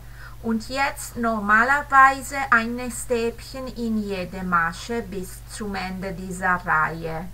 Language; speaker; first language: German; non-native, fluent; Italian